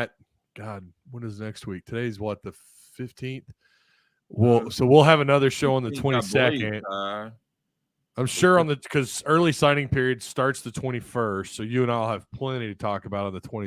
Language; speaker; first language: English; native; English